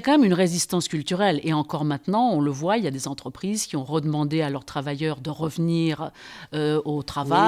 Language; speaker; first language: French; native; French